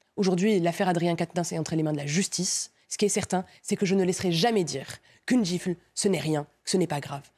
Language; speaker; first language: French; native; French